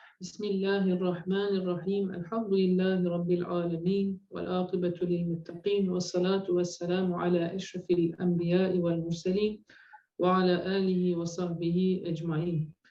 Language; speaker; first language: Malay; non-native, fluent; Turkish